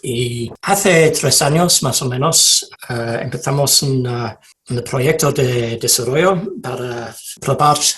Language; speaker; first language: Spanish; non-native, fluent; English